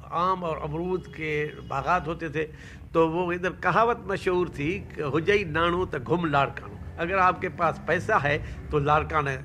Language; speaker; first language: Urdu; non-native, local second language; Sindhi